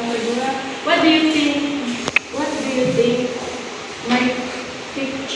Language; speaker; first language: English; non-native, learner; Indonesian